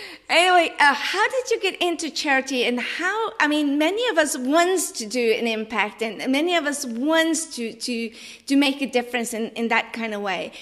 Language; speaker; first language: English; non-native, fluent; Norwegian